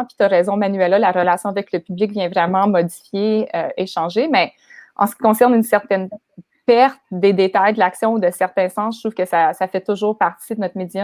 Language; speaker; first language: French; native; French